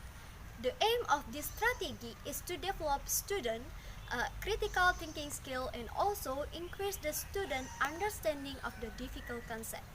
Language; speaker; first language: English; non-native, learner; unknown